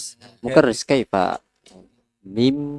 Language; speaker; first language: Arabic; non-native, learner; Indonesian